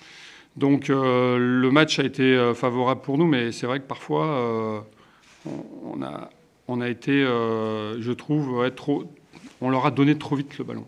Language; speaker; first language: French; native; French